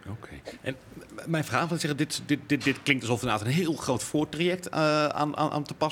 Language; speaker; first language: Dutch; native; Dutch